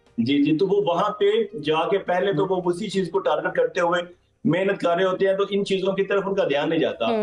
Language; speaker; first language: Urdu; non-native, local second language; Punjabi